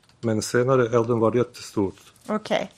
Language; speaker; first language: Swedish; non-native, learner; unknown